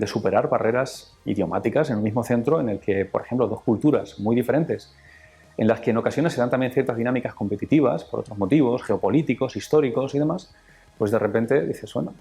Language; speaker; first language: Spanish; native; Spanish